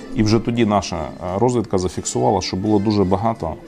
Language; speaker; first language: Ukrainian; native; Ukrainian